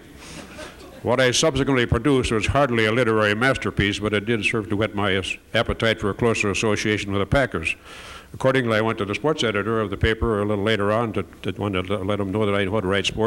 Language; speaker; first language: English; native; English